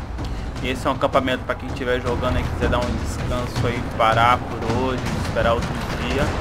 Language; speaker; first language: Portuguese; native; Portuguese